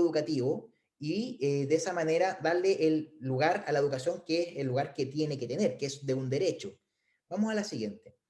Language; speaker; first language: Spanish; native; Spanish